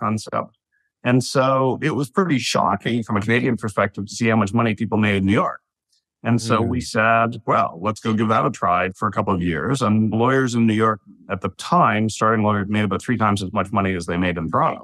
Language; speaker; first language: English; native; English